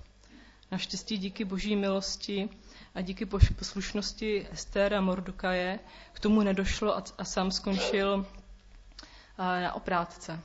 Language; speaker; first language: Czech; native; Czech